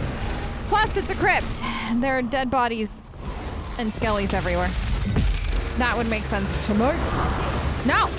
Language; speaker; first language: English; native; English